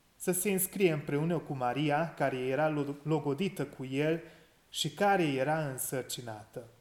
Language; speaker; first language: Romanian; non-native, local second language; Hungarian